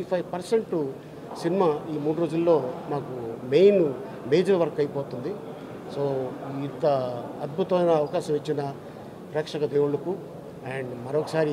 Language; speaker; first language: Telugu; native; Telugu